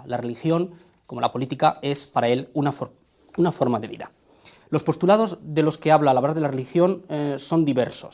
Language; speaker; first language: Spanish; native; Spanish